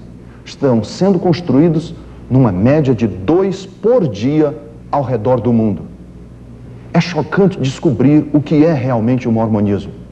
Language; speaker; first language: Portuguese; native; Portuguese